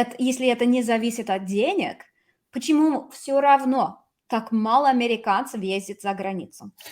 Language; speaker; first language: Russian; non-native, fluent; English